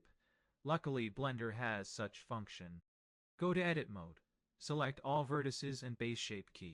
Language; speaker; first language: English; non-native, fluent; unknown